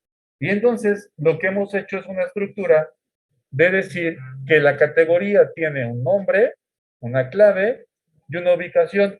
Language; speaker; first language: Spanish; native; Spanish